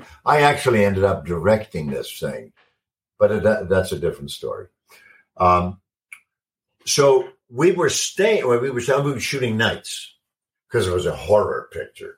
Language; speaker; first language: English; non-native, fluent; Swedish